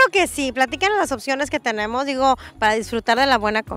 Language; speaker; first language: Spanish; native; Spanish